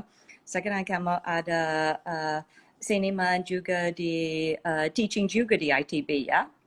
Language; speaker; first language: Indonesian; non-native, fluent; English